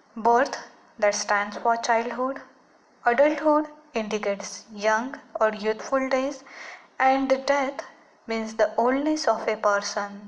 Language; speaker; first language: English; non-native, local second language; Marathi